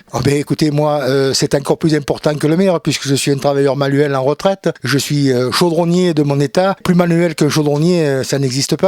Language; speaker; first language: French; native; French